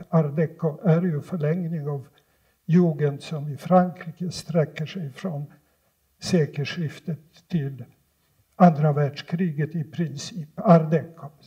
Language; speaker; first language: Swedish; non-native, fluent; Polish